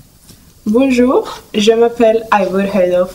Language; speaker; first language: French; non-native, fluent; Norwegian